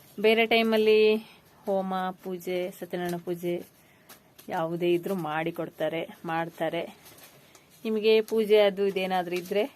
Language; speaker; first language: Kannada; non-native, local second language; Konkani